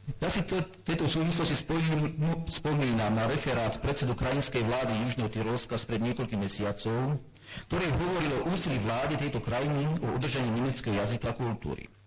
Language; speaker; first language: Slovak; non-native, local second language; German